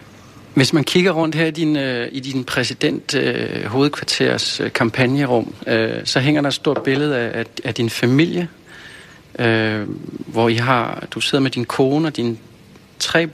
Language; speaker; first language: Danish; native; Danish